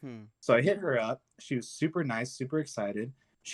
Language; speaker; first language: English; native; English